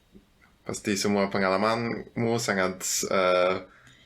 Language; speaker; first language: Indonesian; non-native, fluent; German